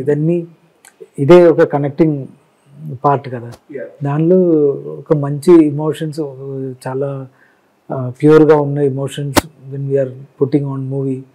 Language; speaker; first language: Telugu; non-native, learner; Malayalam